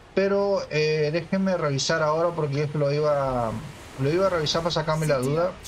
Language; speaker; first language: Spanish; native; Spanish